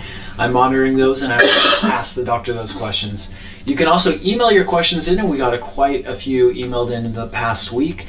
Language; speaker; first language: English; native; English